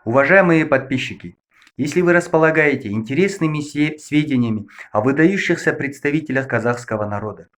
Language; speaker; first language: Russian; non-native, local second language; Kazakh